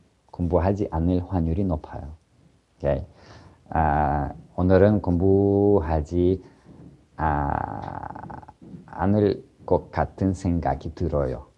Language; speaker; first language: Korean; non-native, fluent; Ukrainian